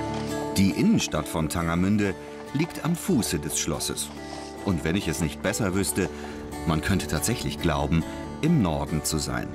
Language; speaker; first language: German; native; German